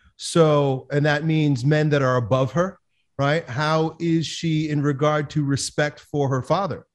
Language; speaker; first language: English; native; English